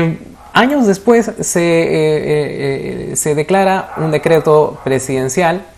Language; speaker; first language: Spanish; native; Spanish